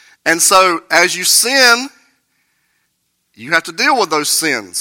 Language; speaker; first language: English; native; English